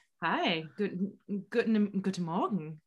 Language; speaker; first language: German; non-native, learner; English